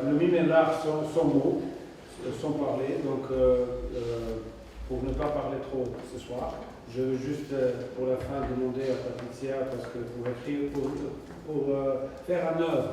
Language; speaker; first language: French; non-native, fluent; Serbian